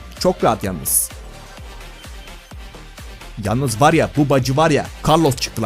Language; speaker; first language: Turkish; native; Turkish